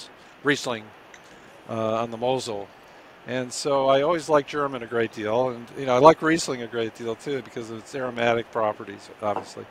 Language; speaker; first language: English; native; English